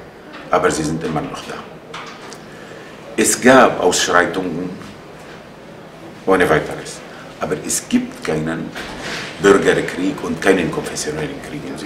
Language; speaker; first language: German; non-native, fluent; Arabic